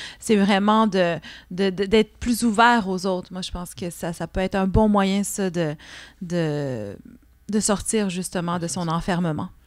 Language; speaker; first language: French; non-native, local second language; Innu-aimun